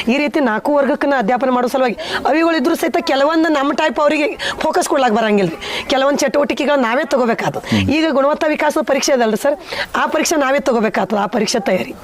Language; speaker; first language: Kannada; native; Kannada